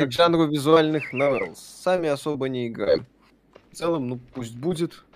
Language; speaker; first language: Russian; native; Russian